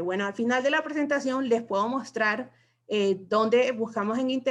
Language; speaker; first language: Spanish; native; Spanish